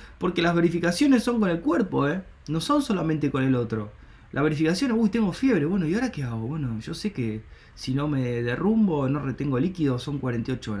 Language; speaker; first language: Spanish; native; Spanish